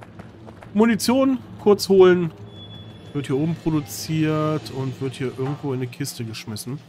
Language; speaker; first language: German; native; German